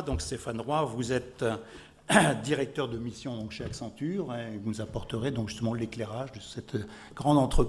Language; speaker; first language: French; native; French